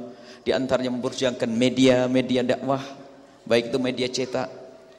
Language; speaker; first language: Indonesian; native; Indonesian